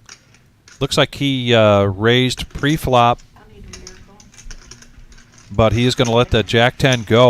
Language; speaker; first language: English; native; English